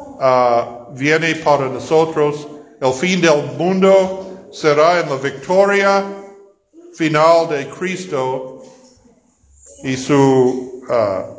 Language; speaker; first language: Spanish; non-native, fluent; English